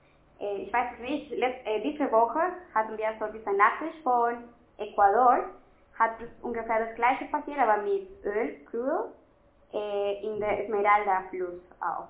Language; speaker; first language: German; non-native, fluent; Spanish